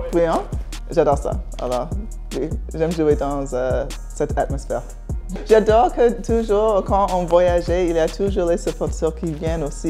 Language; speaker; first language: French; non-native, fluent; English